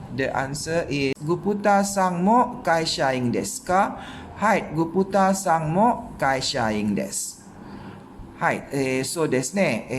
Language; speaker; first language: Japanese; non-native, fluent; Malay